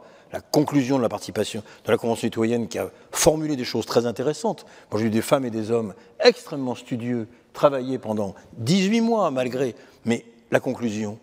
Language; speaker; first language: French; native; French